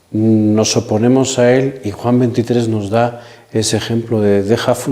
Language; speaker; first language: Spanish; native; Spanish